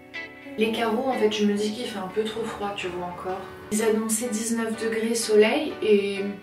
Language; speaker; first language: French; native; French